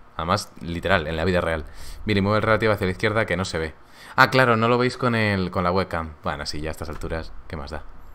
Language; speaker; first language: Spanish; native; Spanish